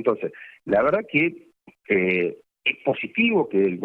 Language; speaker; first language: Spanish; native; Spanish